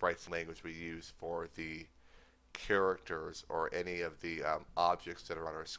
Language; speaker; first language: English; native; English